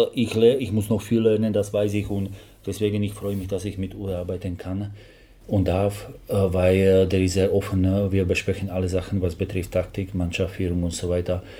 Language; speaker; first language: German; non-native, fluent; Slovak